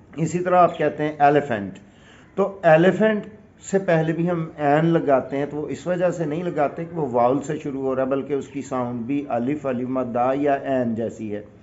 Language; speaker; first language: Urdu; non-native, local second language; Punjabi